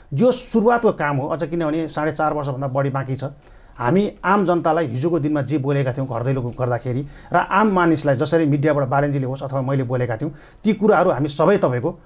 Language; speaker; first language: Nepali; native; Nepali